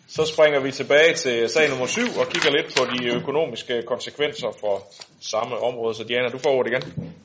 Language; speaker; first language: Danish; native; Danish